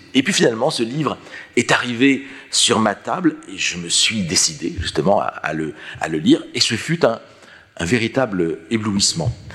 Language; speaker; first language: French; native; French